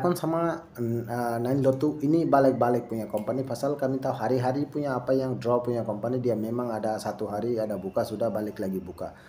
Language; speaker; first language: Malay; non-native, learner; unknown